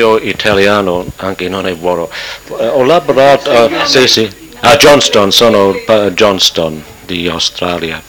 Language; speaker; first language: Italian; non-native, learner; English